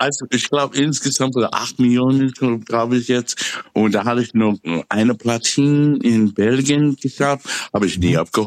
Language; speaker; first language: German; non-native, fluent; English